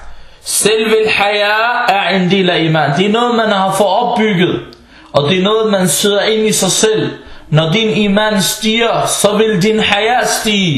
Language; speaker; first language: Danish; early bilingual, other home language; Arabic